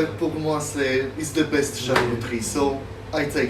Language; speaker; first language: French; non-native, learner; Slovak